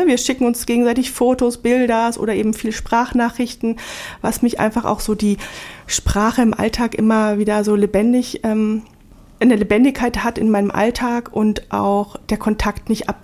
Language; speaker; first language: German; native; German